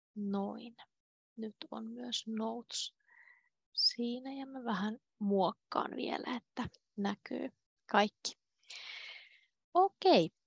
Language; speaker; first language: Finnish; native; Finnish